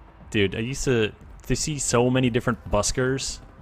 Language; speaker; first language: English; native; English